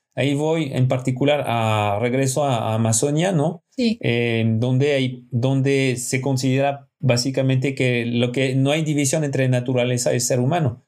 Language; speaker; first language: Spanish; non-native, fluent; French